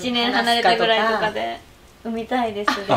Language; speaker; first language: Japanese; native; Japanese